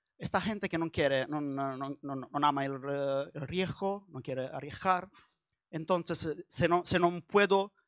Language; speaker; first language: Spanish; non-native, learner; Italian